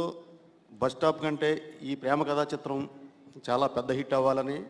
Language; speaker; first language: Telugu; native; Telugu